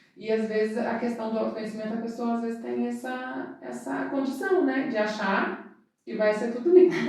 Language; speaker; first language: Portuguese; native; Portuguese